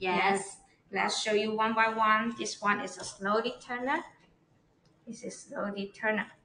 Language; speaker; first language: English; non-native, learner; Chinese